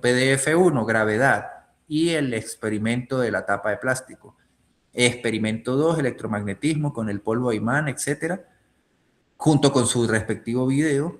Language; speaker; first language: Spanish; native; Spanish